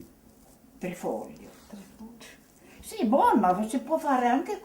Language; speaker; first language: Italian; non-native, local second language; Slovenian